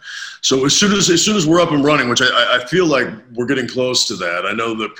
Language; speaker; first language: English; native; English